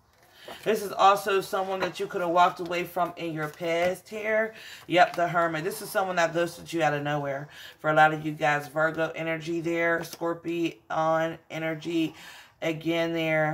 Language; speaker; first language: English; native; English